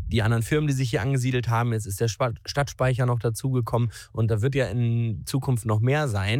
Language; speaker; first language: German; native; German